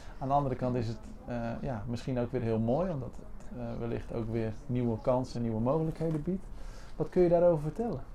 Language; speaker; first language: Dutch; native; Dutch